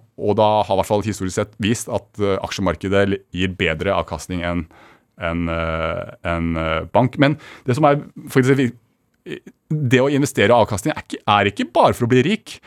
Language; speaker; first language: Norwegian; early bilingual, other home language; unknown